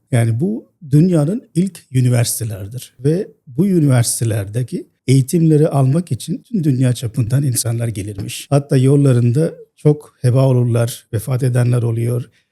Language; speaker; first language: Turkish; non-native, fluent; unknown